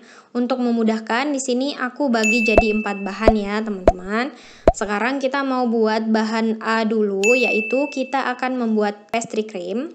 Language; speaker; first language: Indonesian; native; Indonesian